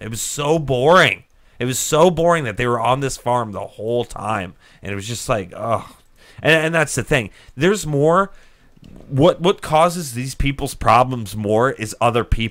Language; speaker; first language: English; native; English